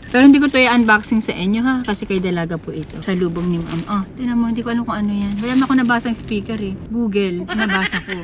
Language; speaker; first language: Filipino; native; Filipino